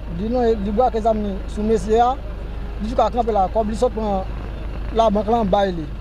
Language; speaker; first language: Haitian Creole; native; Haitian Creole